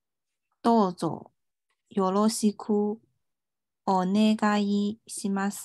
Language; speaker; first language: Japanese; non-native, fluent; Chinese